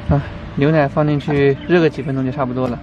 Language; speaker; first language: Chinese; native; Chinese